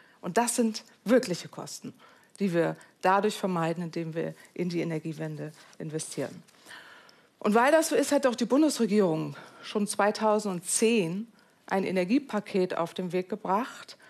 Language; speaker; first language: German; native; German